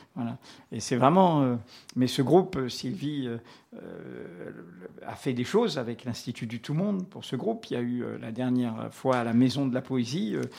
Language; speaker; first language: French; native; French